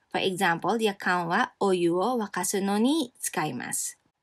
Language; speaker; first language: Japanese; non-native, fluent; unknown